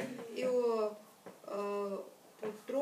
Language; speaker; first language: Italian; non-native, learner; Russian